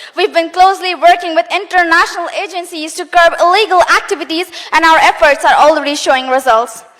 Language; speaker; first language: English; non-native, local second language; Nepali